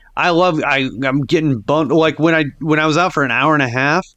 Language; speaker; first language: English; native; English